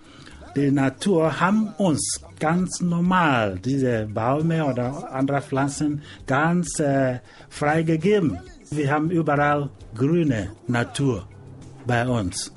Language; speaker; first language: German; non-native, learner; Igbo